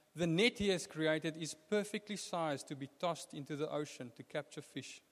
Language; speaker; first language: English; non-native, local second language; Afrikaans